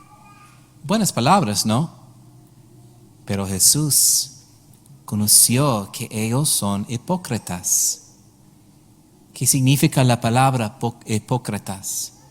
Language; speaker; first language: Spanish; non-native, learner; English